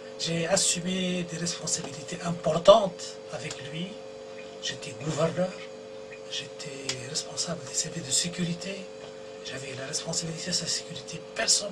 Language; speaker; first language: French; non-native, local second language; Arabic